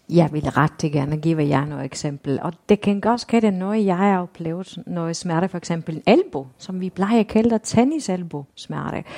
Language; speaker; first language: Danish; non-native, fluent; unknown